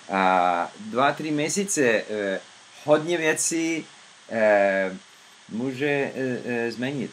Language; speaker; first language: Czech; non-native, learner; English